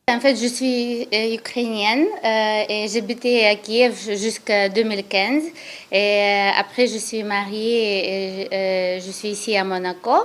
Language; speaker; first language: French; non-native, learner; Ukrainian